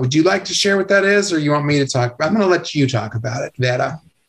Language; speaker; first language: English; native; English